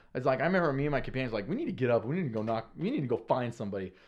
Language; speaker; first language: English; native; English